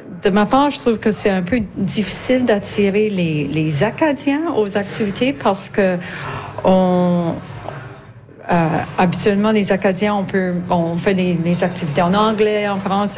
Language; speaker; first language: French; native; French